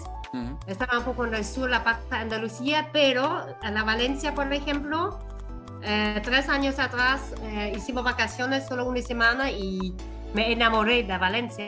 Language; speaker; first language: Spanish; non-native, fluent; Vietnamese